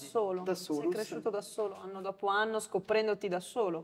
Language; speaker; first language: Italian; native; Italian